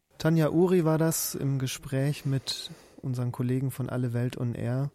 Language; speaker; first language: German; native; German